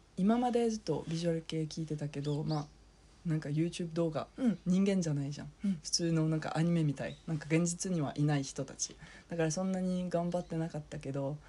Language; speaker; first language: Japanese; non-native, fluent; French